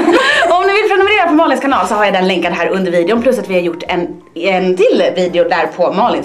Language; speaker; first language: Swedish; native; Swedish